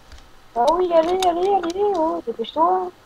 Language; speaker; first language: French; native; French